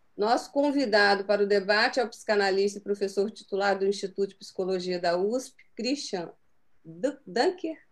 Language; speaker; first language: Portuguese; native; Portuguese